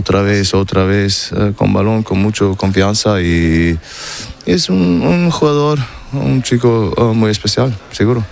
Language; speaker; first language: Spanish; non-native, learner; German